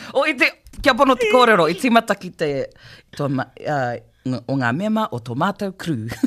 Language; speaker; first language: Māori; native; Māori